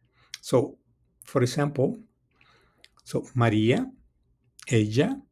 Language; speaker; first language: Spanish; non-native, fluent; English